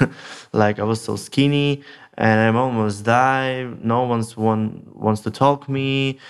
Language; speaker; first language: English; non-native, learner; Russian